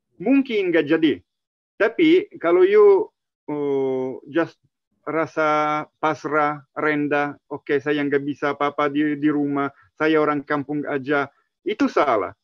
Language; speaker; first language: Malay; non-native, learner; Italian